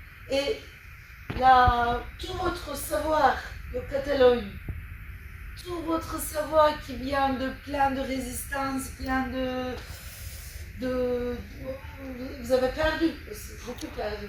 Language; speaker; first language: French; non-native, fluent; Turkish